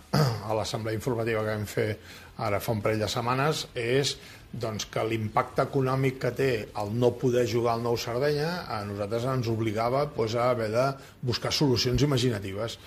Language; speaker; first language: Catalan; native; Catalan